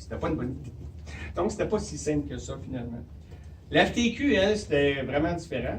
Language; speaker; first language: French; native; French